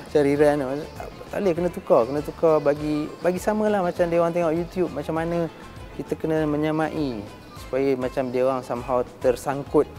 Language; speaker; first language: Malay; native; Malay